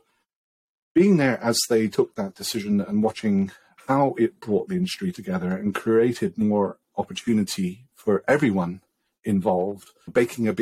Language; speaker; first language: English; native; English